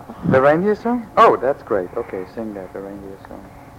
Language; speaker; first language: English; non-native, fluent; German